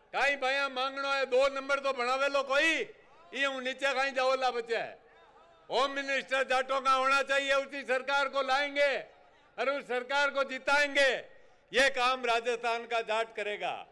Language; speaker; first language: Hindi; native; Hindi